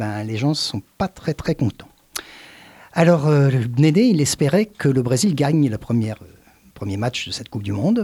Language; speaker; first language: French; native; French